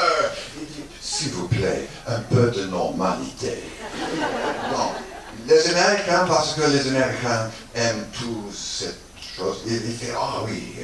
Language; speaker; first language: French; non-native, learner; English